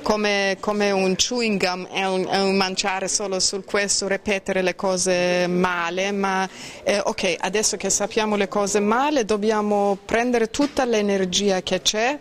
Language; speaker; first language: Italian; non-native, fluent; Persian